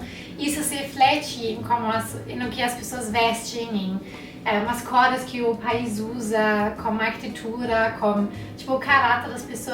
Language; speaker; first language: Portuguese; non-native, fluent; German